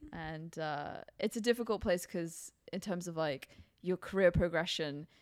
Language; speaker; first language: English; non-native, local second language; Cantonese